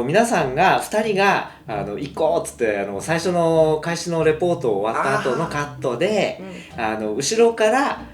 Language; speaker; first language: Japanese; native; Japanese